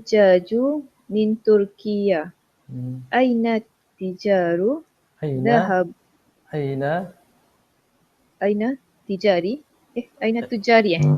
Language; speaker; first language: Arabic; non-native, learner; Malay